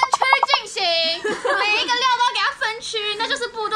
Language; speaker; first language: Chinese; native; Chinese